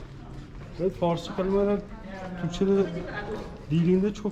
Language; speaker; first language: Turkish; non-native, learner; Persian